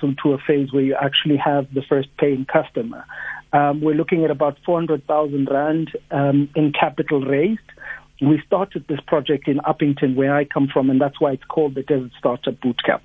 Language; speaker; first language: English; non-native, local second language; Xhosa